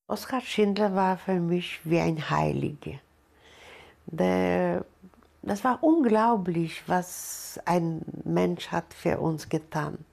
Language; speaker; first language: German; non-native, fluent; Polish